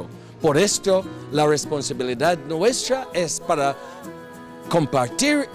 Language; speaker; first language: Spanish; non-native, fluent; English